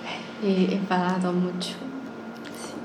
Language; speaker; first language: Spanish; non-native, learner; Chinese